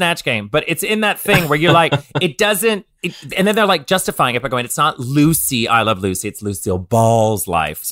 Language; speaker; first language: English; native; English